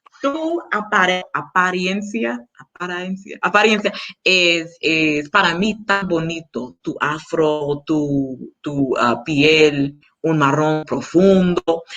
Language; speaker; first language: Spanish; non-native, learner; English